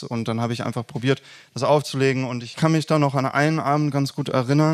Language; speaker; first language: German; native; German